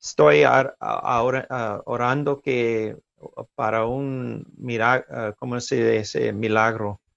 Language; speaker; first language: Spanish; non-native, learner; English